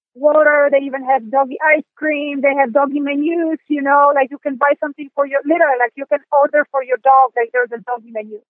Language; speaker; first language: English; non-native, fluent; Polish